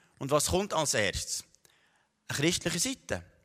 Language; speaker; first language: German; native; German